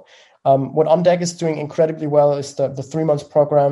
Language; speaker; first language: English; non-native, fluent; German